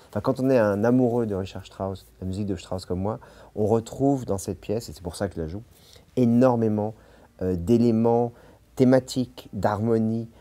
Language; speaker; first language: French; native; French